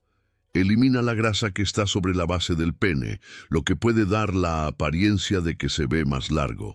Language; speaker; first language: Spanish; native; Spanish